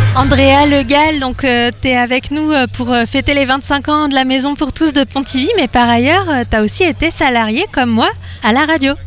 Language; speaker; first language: French; native; French